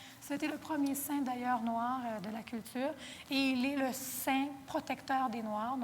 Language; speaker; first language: French; non-native, fluent; Portuguese